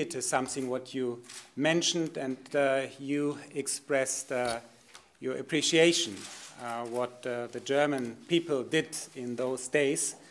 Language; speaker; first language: English; non-native, fluent; German